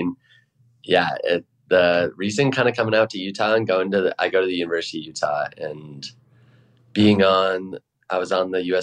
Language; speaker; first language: English; native; English